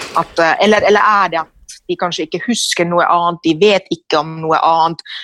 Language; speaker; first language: Norwegian; non-native, fluent; Finnish